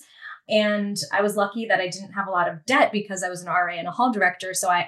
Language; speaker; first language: English; native; English